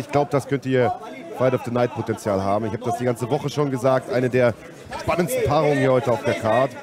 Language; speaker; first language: German; native; German